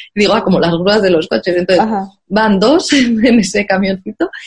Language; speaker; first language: Spanish; native; Spanish